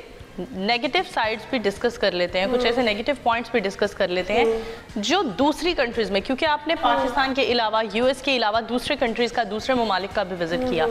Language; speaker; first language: Hindi; native; Hindi